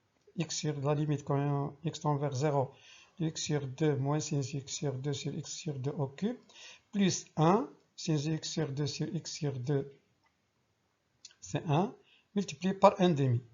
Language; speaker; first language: French; non-native, local second language; Arabic